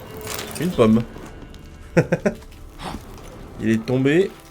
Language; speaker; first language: French; native; French